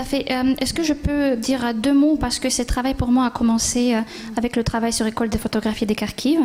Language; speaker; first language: French; non-native, fluent; Ukrainian